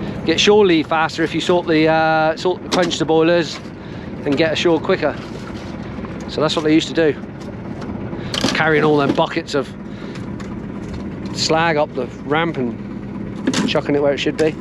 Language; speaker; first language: English; native; English